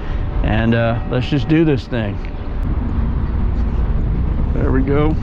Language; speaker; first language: English; native; English